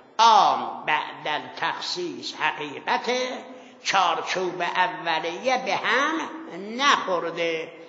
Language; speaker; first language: Persian; non-native, local second language; Azerbaijani